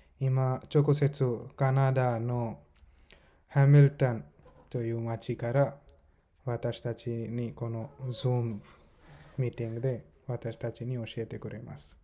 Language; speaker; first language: Japanese; non-native, fluent; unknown